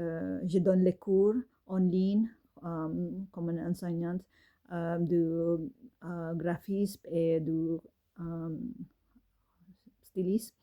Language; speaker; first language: French; non-native, learner; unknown